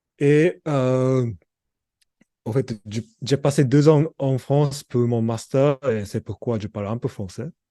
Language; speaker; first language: French; non-native, learner; Japanese